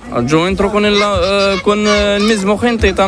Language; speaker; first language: Spanish; non-native, learner; Arabic